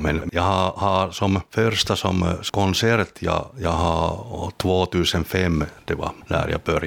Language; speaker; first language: Swedish; non-native, local second language; Finnish